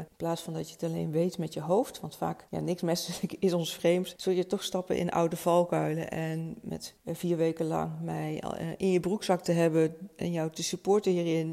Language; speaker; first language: Dutch; native; Dutch